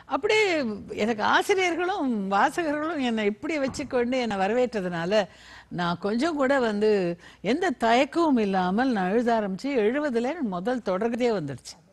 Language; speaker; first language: Tamil; native; Tamil